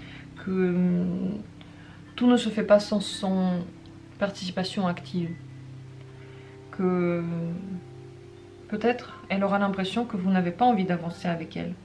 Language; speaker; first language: French; native; French